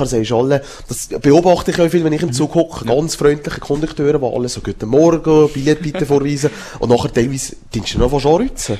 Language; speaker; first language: German; native; German